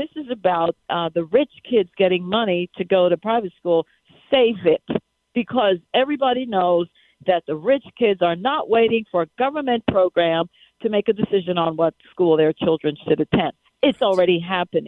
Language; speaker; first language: English; native; English